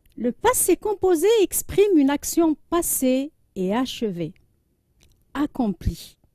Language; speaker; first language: French; non-native, local second language; Arabic